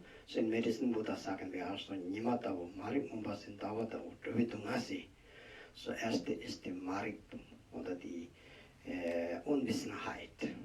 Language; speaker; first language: German; non-native, learner; Tibetan